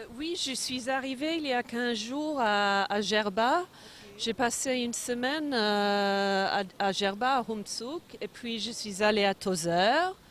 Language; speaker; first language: French; non-native, fluent; English